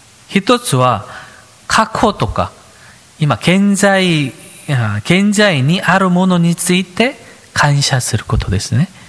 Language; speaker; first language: Japanese; non-native, fluent; Korean